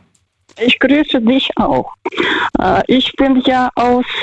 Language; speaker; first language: German; non-native, learner; Russian